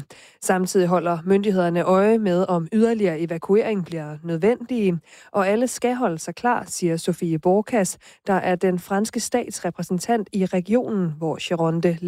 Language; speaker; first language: Danish; native; Danish